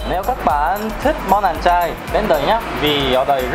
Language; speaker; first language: Vietnamese; non-native, learner; Korean